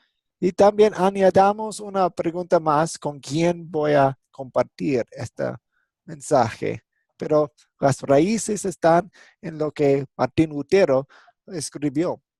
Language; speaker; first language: Spanish; non-native, fluent; English